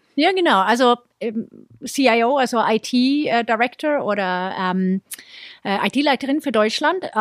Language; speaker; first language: German; non-native, fluent; Swedish